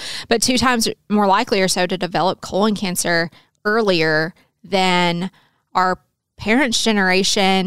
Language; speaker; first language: English; native; English